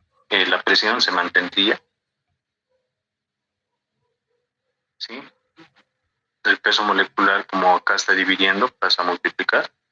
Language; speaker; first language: Spanish; native; Spanish